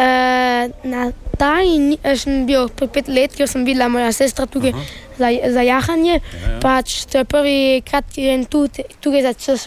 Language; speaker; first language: Slovenian; early bilingual, heritage; Slovenian